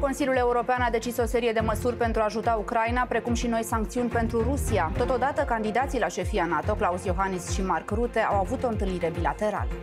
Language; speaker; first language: Romanian; native; Romanian